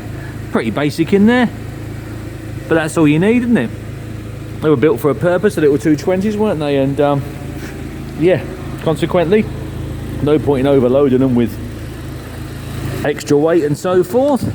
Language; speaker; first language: English; native; English